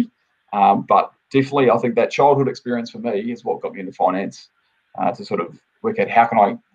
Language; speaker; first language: English; native; English